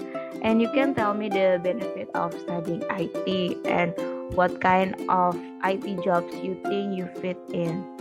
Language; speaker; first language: English; non-native, learner; Indonesian